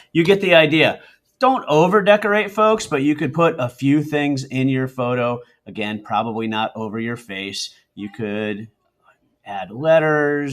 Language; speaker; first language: English; native; English